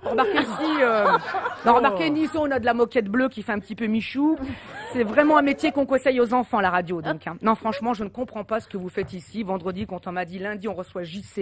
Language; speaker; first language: French; native; French